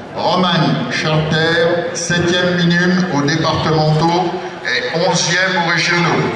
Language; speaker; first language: French; native; French